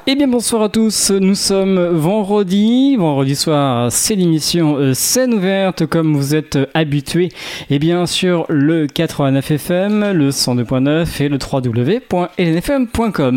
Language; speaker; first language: French; native; French